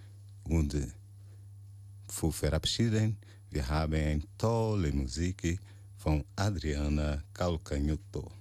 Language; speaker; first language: German; non-native, learner; Portuguese